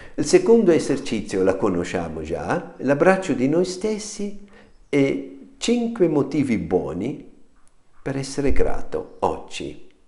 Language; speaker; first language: Italian; non-native, fluent; German